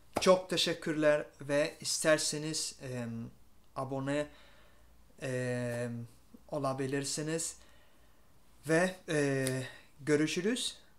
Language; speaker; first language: Turkish; non-native, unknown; Spanish